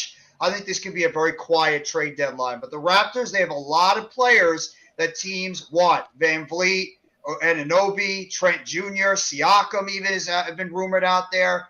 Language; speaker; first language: English; native; English